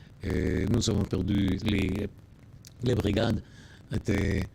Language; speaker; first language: French; non-native, learner; Hebrew